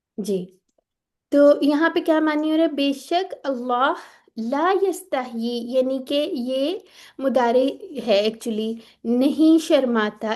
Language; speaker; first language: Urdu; native; Urdu